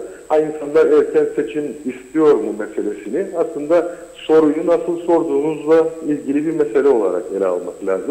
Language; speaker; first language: Turkish; native; Turkish